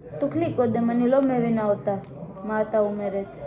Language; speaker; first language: Hebrew; non-native, learner; Gujarati